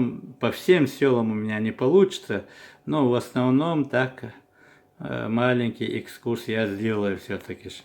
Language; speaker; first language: Russian; non-native, local second language; Chechen